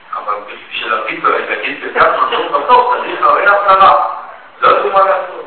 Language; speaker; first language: Hebrew; non-native, fluent; Russian